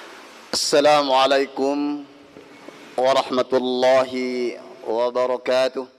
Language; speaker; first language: Arabic; non-native, fluent; Indonesian